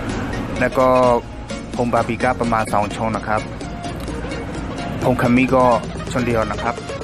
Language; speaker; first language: Thai; non-native, fluent; Burmese